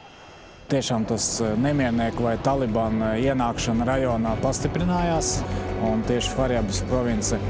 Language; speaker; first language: Latvian; native; Latvian